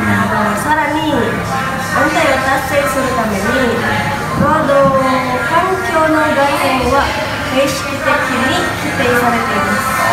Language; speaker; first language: Japanese; non-native, learner; Indonesian